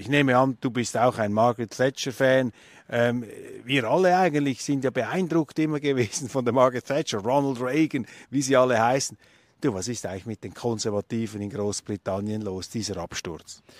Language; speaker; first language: German; native; German